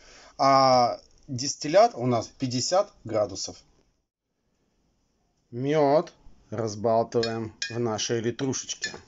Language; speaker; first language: Russian; native; Russian